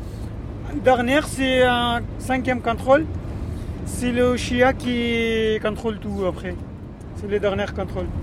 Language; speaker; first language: French; non-native, learner; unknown